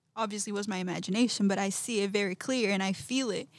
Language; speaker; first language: English; non-native, fluent; Portuguese